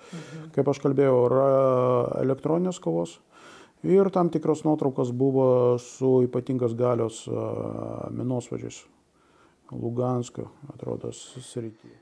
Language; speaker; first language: Lithuanian; non-native, local second language; Russian